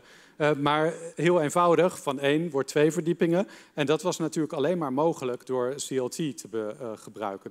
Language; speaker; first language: Dutch; native; Dutch